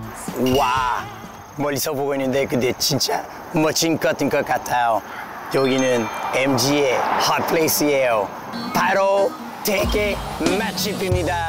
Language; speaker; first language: Korean; non-native, fluent; English